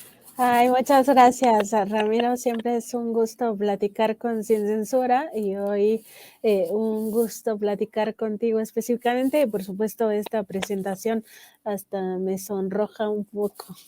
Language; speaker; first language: Spanish; native; Spanish